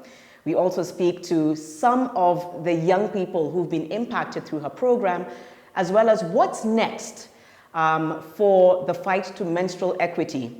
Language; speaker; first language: English; non-native, local second language; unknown